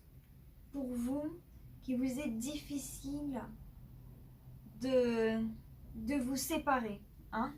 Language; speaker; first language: French; native; French